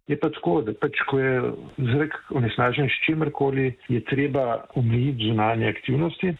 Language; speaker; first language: Slovenian; native; Slovenian